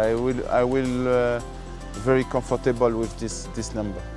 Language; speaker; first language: English; non-native, learner; French